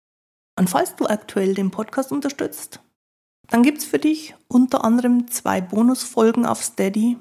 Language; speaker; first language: German; native; German